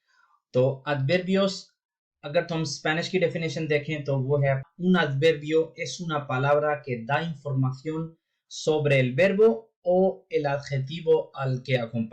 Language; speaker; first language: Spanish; non-native, fluent; Urdu